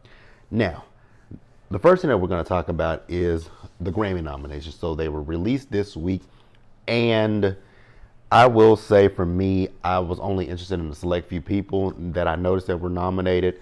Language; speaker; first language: English; native; English